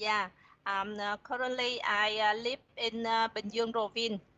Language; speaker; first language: English; non-native, learner; Vietnamese